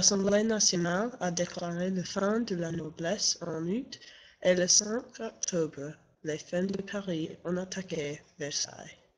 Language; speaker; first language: French; non-native, learner; English